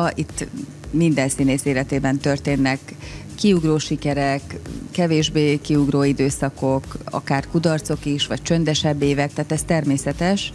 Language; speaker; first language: Hungarian; native; Hungarian